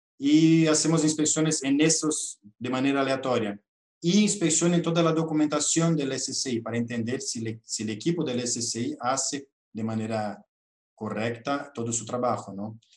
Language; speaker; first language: Spanish; non-native, fluent; Portuguese